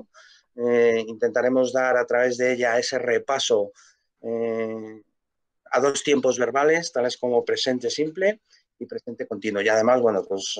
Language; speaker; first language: Spanish; native; Spanish